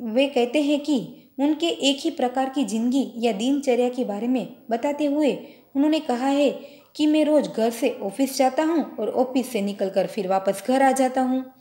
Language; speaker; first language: Hindi; non-native, local second language; Gujarati